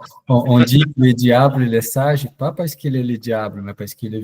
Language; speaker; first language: French; non-native, fluent; Portuguese